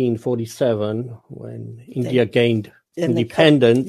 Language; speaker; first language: English; non-native, local second language; Punjabi